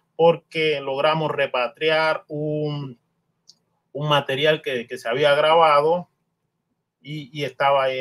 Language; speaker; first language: Spanish; non-native, local second language; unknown